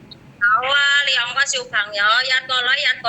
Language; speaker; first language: Cantonese; non-native, learner; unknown